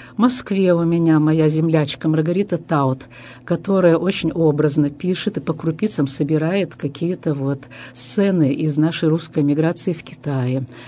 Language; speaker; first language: Russian; early bilingual, heritage; Russian